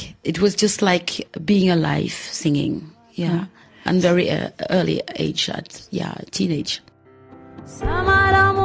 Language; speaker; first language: English; non-native, fluent; Wolof